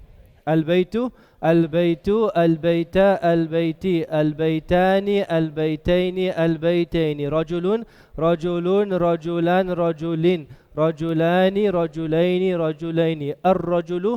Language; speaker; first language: Arabic; non-native, fluent; English